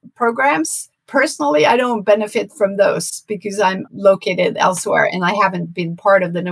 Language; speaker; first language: English; non-native, fluent; Norwegian